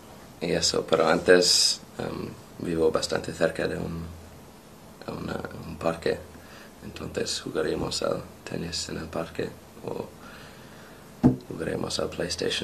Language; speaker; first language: Spanish; non-native, fluent; English